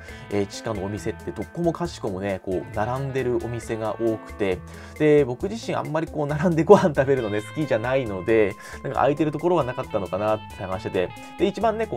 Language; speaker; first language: Japanese; native; Japanese